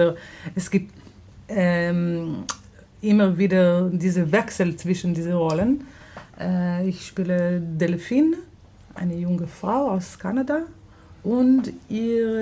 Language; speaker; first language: German; non-native, fluent; Hebrew